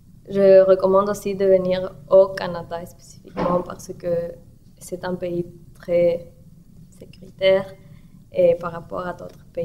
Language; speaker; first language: French; non-native, learner; Spanish